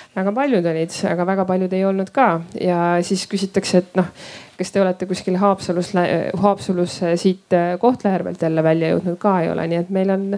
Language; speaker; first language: Estonian; native; Estonian